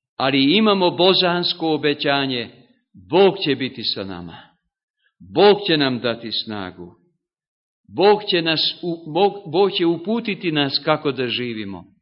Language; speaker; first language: Serbian; non-native, local second language; Hungarian